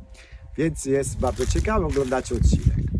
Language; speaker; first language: Polish; non-native, fluent; Italian